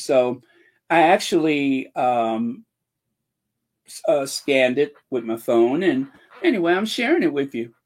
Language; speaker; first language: English; native; English